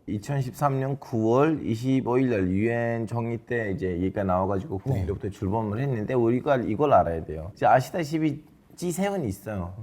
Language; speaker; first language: Korean; non-native, fluent; Turkish